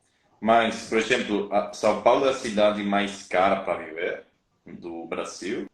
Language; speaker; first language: Portuguese; non-native, fluent; Spanish